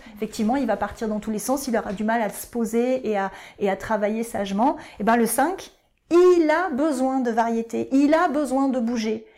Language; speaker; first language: French; native; French